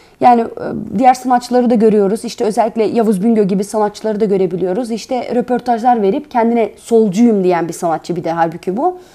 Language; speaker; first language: Turkish; early bilingual, heritage; Turkish